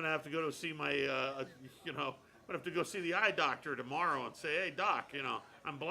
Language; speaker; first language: English; native; English